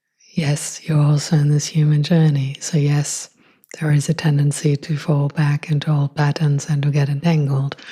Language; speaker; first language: English; non-native, fluent; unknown